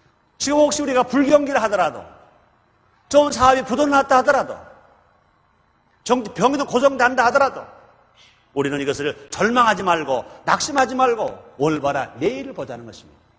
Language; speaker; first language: Korean; native; Korean